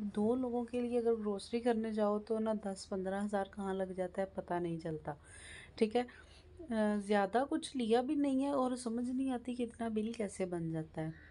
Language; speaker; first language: Urdu; native; Urdu